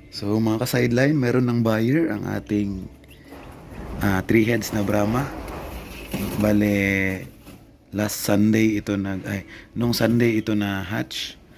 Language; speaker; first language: Filipino; non-native, local second language; Cebuano